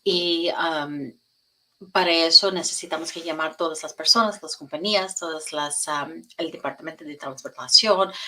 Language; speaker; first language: Spanish; non-native, learner; English